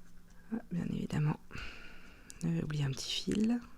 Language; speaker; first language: French; native; French